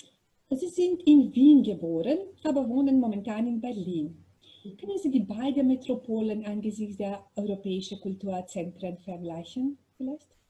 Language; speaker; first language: German; non-native, learner; Macedonian